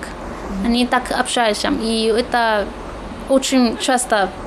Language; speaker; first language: Russian; non-native, fluent; Chinese